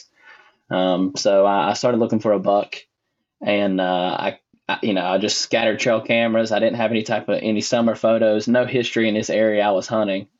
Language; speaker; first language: English; native; English